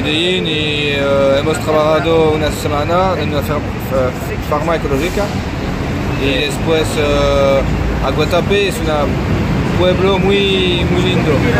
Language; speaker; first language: Spanish; non-native, learner; French